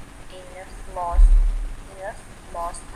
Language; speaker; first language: English; non-native, learner; Vietnamese